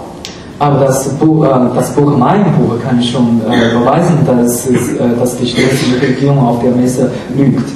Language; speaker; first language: German; non-native, fluent; Chinese